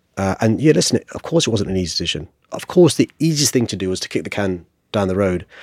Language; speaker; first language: English; native; English